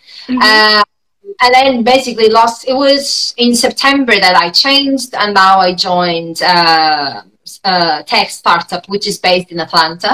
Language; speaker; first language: English; non-native, fluent; Italian